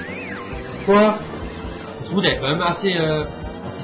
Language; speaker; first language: French; native; French